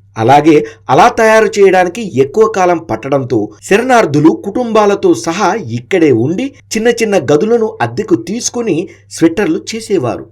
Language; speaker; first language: Telugu; native; Telugu